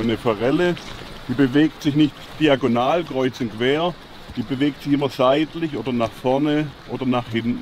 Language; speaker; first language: German; native; German